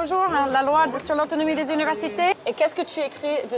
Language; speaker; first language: French; non-native, fluent; English